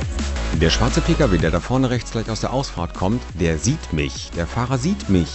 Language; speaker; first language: German; native; German